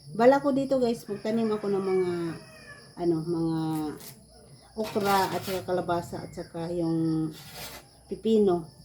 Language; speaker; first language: Filipino; native; Filipino